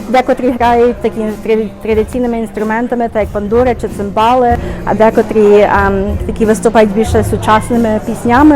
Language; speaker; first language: Ukrainian; early bilingual, heritage; Ukrainian